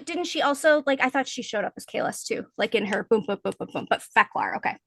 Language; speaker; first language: English; native; English